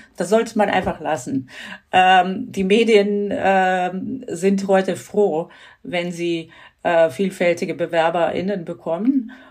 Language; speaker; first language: German; non-native, fluent; Croatian